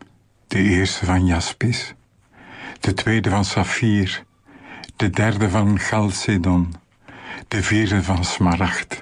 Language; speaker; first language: Dutch; native; Dutch